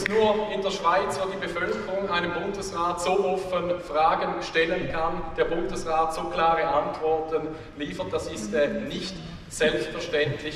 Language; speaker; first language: German; native; German